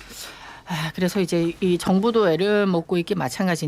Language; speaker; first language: Korean; native; Korean